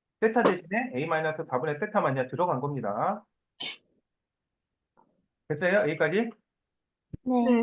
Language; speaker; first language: Korean; native; Korean